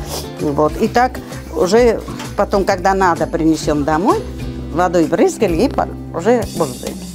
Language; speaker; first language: Russian; non-native, fluent; Armenian